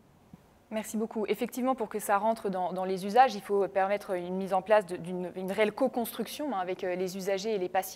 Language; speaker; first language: French; native; French